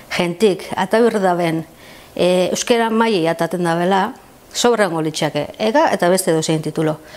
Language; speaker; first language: Basque; native; Basque